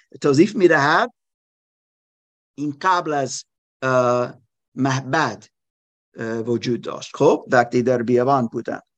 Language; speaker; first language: Persian; non-native, learner; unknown